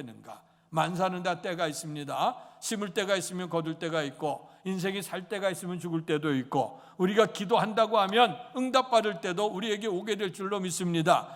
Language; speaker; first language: Korean; native; Korean